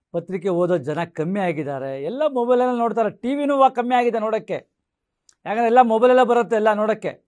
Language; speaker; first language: Kannada; non-native, local second language; Marathi